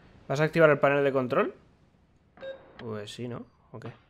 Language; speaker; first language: Spanish; native; Spanish